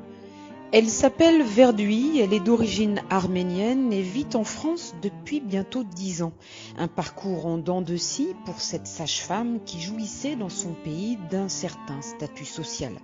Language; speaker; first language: French; native; French